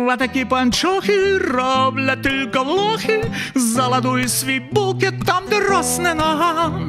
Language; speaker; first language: Ukrainian; native; Ukrainian